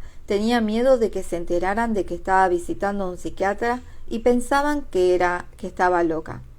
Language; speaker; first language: Spanish; native; Spanish